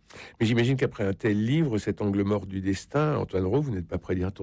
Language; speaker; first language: French; native; French